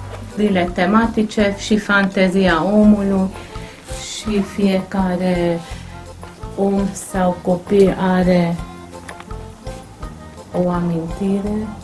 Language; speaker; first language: Romanian; non-native, local second language; Hungarian